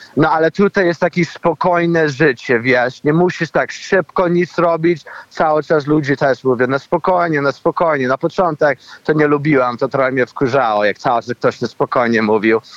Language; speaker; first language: Polish; early bilingual, heritage; Polish